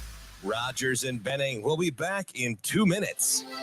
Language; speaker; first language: English; native; English